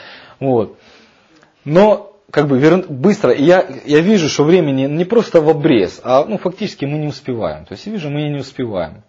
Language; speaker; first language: Russian; native; Russian